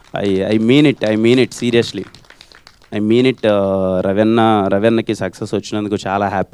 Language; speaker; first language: Telugu; native; Telugu